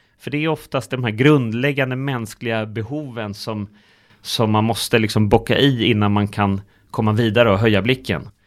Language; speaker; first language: Swedish; native; Swedish